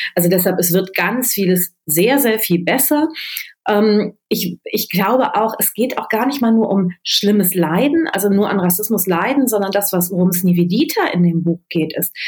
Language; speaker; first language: German; native; German